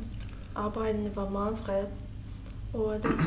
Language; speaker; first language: Danish; non-native, learner; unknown